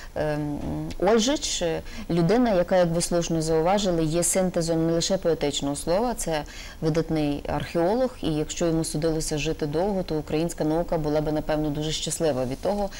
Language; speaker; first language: Ukrainian; native; Ukrainian